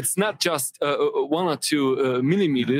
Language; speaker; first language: English; non-native, fluent; German